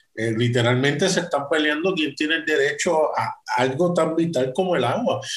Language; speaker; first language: Spanish; native; Spanish